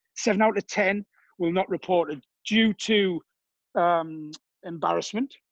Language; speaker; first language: English; native; English